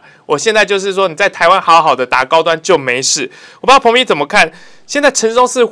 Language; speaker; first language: Chinese; native; Chinese